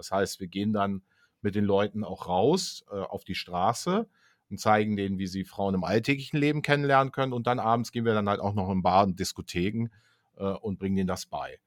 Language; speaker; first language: German; native; German